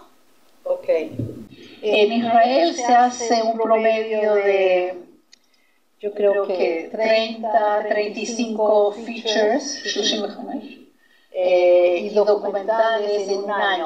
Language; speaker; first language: Spanish; non-native, fluent; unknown